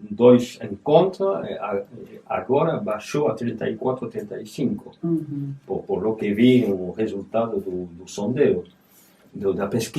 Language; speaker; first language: Portuguese; non-native, fluent; French